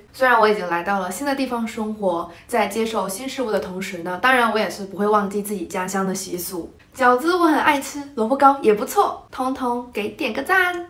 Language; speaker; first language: Chinese; native; Chinese